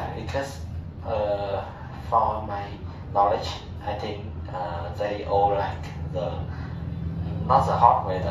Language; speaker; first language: English; non-native, learner; Vietnamese